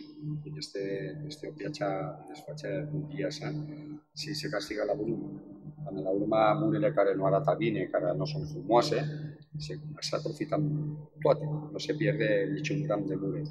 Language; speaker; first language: Romanian; non-native, fluent; Spanish